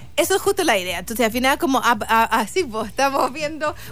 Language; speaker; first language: Spanish; non-native, fluent; English